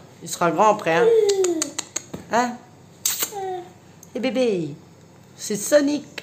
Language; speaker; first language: French; native; French